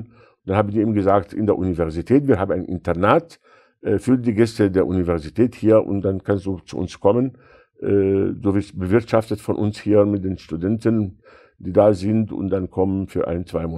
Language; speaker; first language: German; non-native, fluent; Arabic